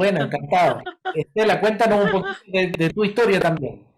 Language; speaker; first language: Spanish; native; Spanish